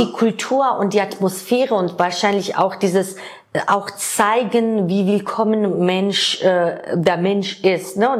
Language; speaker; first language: German; non-native, fluent; Georgian